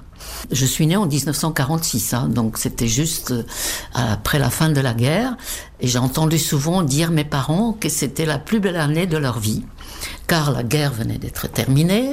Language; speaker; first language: French; non-native, fluent; Czech